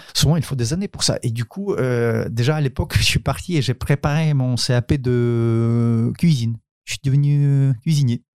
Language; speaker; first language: French; non-native, fluent; Ukrainian